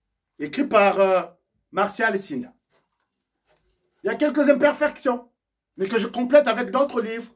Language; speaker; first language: French; non-native, local second language; Kongo